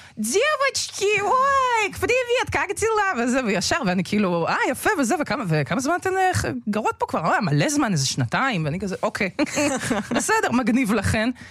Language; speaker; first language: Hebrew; early bilingual, other home language; Russian